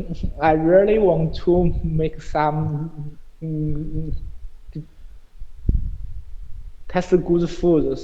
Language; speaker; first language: English; non-native, learner; Chinese